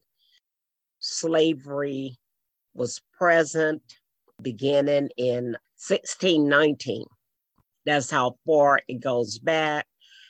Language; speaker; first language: English; native; English